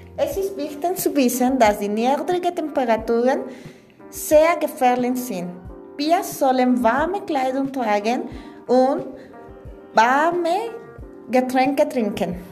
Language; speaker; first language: German; non-native, learner; Spanish